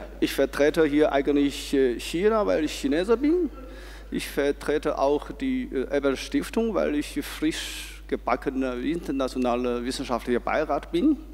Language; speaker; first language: German; non-native, fluent; Chinese